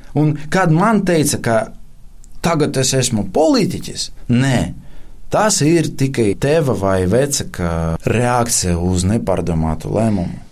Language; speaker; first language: Latvian; non-native, local second language; Russian